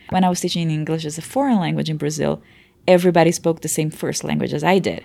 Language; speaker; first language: English; non-native, fluent; Portuguese